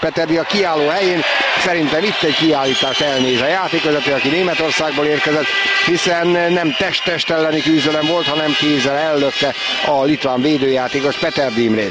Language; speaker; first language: Hungarian; native; Hungarian